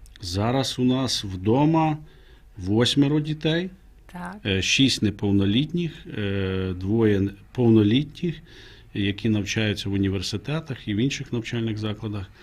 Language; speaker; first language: Ukrainian; native; Ukrainian